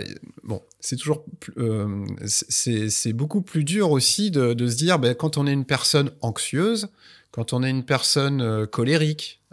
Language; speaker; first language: French; native; French